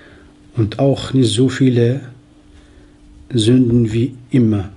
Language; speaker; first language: German; non-native, fluent; Arabic